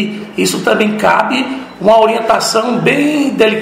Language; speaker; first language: Portuguese; native; Portuguese